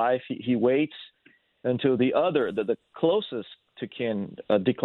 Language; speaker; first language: English; non-native, fluent; Portuguese